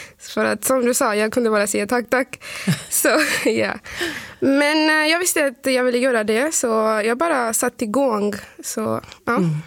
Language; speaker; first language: Swedish; non-native, fluent; Urdu